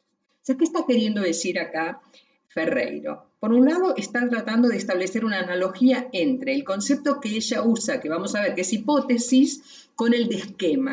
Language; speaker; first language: Spanish; native; Spanish